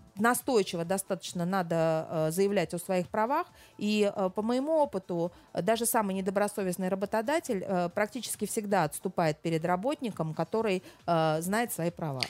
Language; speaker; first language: Russian; native; Russian